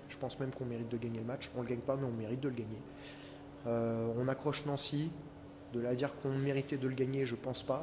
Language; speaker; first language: French; native; French